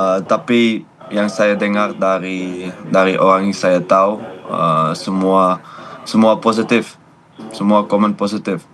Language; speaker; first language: Indonesian; non-native, fluent; Dutch